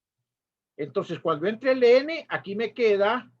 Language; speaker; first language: Spanish; native; Spanish